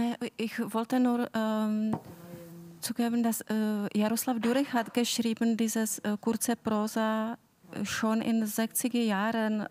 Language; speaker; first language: German; non-native, fluent; Czech